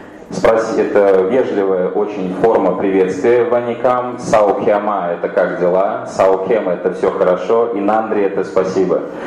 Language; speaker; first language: Russian; native; Russian